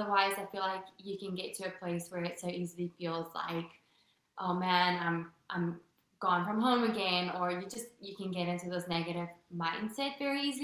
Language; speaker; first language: English; non-native, local second language; Afrikaans